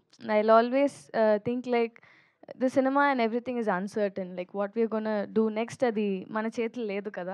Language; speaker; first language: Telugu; non-native, learner; Tamil